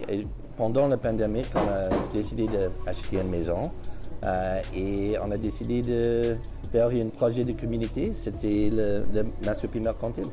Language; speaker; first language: French; early bilingual, heritage; English